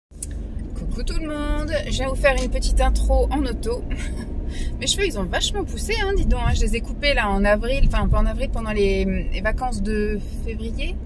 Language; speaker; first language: French; native; French